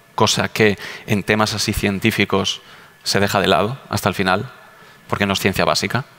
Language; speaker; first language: Spanish; native; Spanish